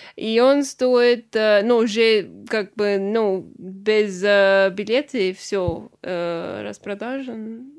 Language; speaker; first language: Russian; non-native, fluent; English